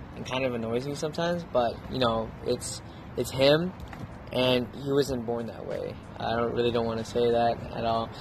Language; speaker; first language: English; early bilingual, other home language; Spanish